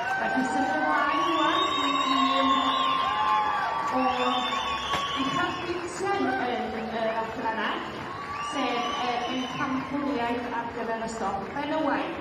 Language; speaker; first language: Welsh; native; Welsh